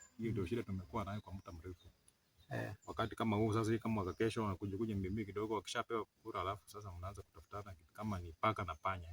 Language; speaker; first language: Swahili; non-native, local second language; Luyia